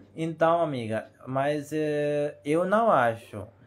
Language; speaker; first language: Portuguese; non-native, learner; Hindi